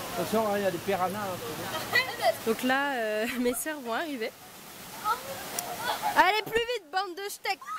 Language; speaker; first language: French; native; French